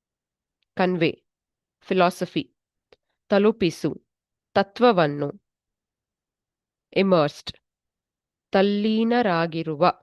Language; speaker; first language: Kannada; native; Kannada